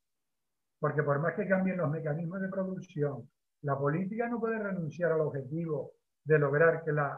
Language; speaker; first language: Spanish; native; Spanish